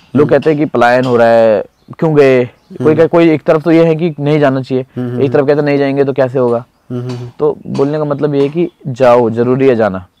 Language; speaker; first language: Hindi; native; Hindi